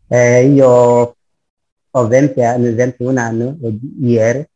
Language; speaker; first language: Italian; non-native, learner; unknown